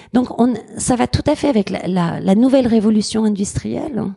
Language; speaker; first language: French; native; French